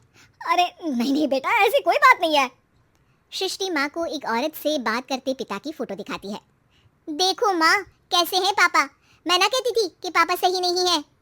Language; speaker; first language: Hindi; native; Hindi